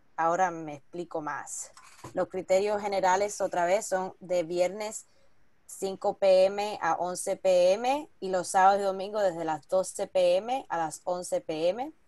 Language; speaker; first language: Spanish; early bilingual, heritage; Spanish